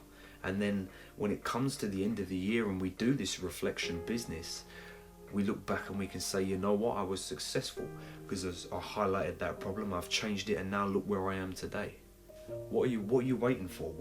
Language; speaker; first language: English; native; English